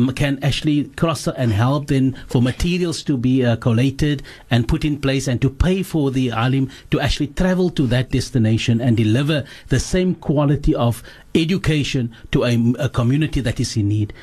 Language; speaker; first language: English; early bilingual, other home language; Afrikaans